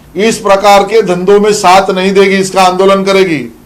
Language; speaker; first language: Hindi; non-native, local second language; Marathi